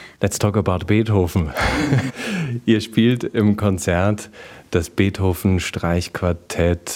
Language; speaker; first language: German; native; German